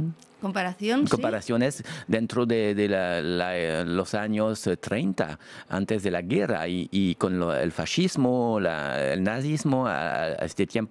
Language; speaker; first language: Spanish; non-native, fluent; French